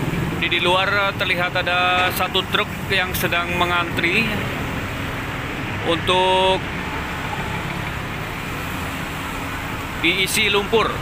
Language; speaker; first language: Indonesian; non-native, local second language; Javanese